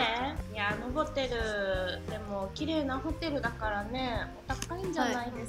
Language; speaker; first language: Japanese; native; Japanese